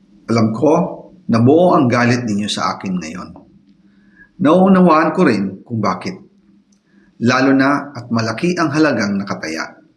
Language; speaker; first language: Filipino; native; Filipino